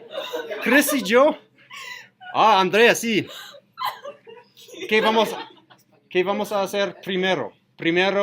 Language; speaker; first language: Spanish; non-native, learner; English